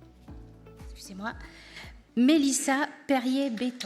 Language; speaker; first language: French; native; French